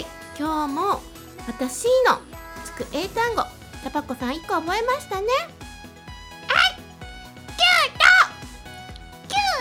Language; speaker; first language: Japanese; native; Japanese